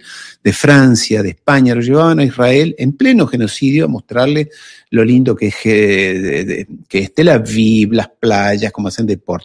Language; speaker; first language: Spanish; native; Spanish